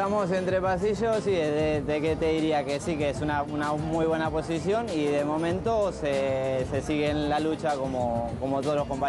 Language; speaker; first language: Spanish; native; Spanish